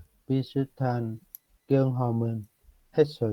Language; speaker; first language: Korean; non-native, learner; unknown